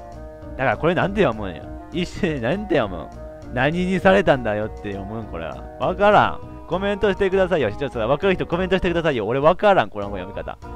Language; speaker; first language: Japanese; native; Japanese